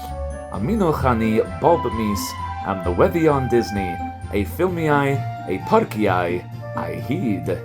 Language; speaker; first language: Welsh; non-native, fluent; English